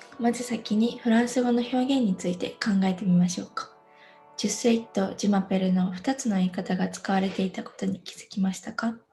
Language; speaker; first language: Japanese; native; Japanese